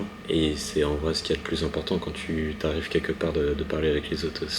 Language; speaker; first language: French; native; French